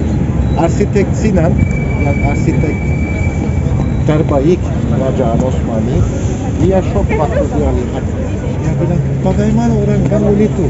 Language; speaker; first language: Indonesian; non-native, learner; Turkish